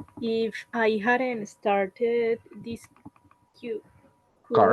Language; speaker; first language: English; non-native, learner; Spanish